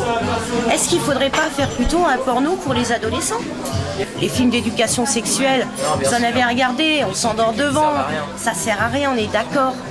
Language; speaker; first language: French; native; French